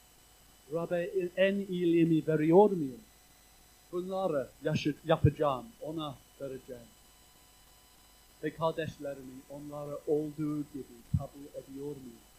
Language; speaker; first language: Turkish; non-native, fluent; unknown